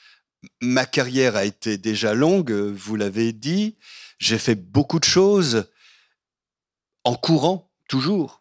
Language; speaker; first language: French; native; French